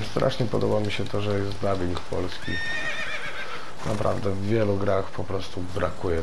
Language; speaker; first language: Polish; native; Polish